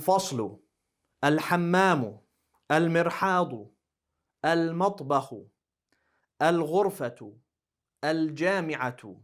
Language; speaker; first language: Arabic; non-native, fluent; English